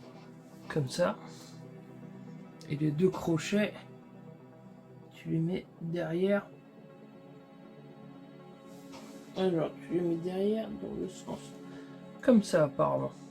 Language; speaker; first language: French; native; French